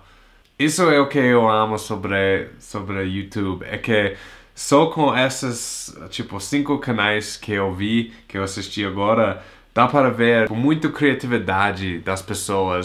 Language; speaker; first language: Portuguese; non-native, learner; English